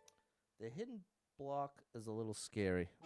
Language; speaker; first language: English; native; English